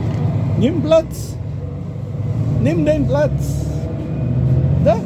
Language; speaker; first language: German; non-native, learner; Filipino